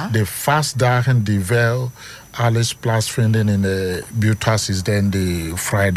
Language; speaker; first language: Dutch; non-native, learner; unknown